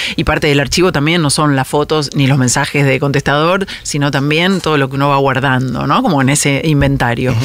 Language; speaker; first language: Spanish; native; Spanish